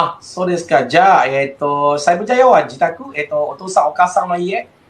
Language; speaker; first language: Japanese; non-native, fluent; Malay